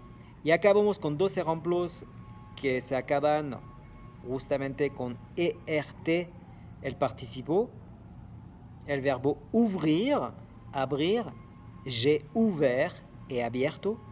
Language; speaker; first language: Spanish; non-native, fluent; French